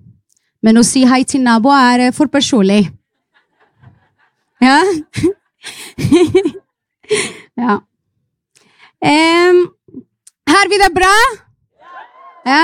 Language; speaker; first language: Norwegian; non-native, fluent; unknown